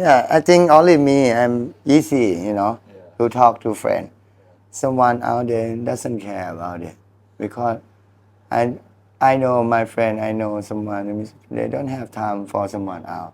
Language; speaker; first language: English; non-native, learner; Thai